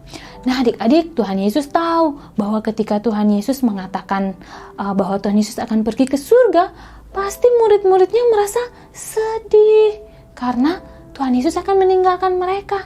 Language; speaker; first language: Indonesian; native; Indonesian